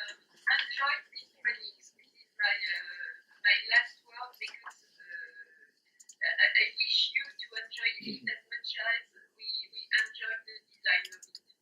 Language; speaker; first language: English; non-native, fluent; French